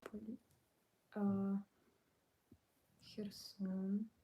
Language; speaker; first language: English; non-native, learner; Ukrainian